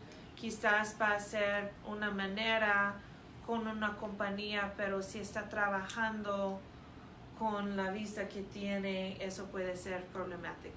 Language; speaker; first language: Spanish; non-native, fluent; English